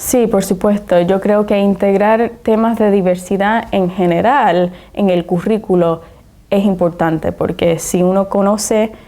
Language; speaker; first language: Spanish; early bilingual, heritage; Spanish